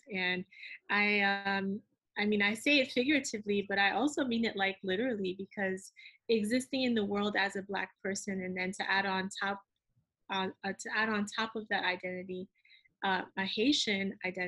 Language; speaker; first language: English; early bilingual, other home language; Haitian Creole